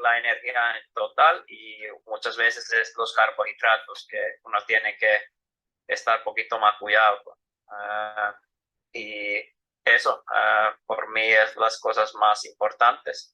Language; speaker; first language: Spanish; non-native, fluent; Finnish